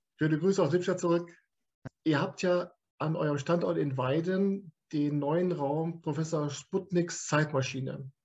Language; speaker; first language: German; native; German